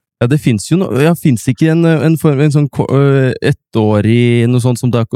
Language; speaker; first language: Norwegian; native; Norwegian